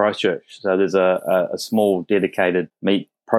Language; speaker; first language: English; native; English